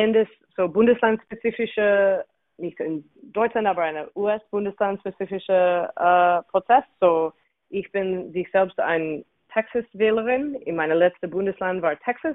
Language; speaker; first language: German; non-native, fluent; English